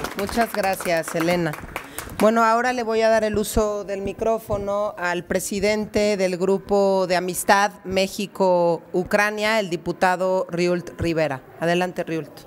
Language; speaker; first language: Spanish; native; Spanish